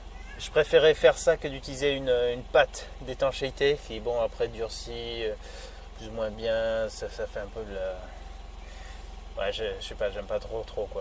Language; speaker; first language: French; native; French